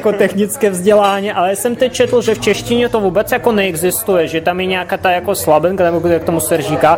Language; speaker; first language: Czech; non-native, fluent; Russian